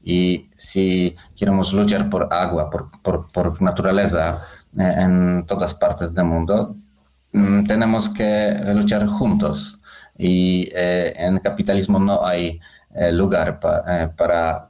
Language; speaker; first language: Spanish; non-native, fluent; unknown